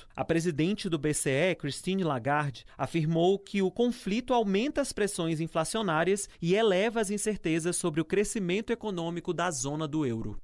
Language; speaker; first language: Portuguese; native; Portuguese